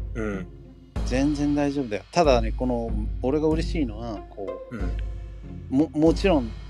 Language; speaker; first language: Japanese; non-native, fluent; English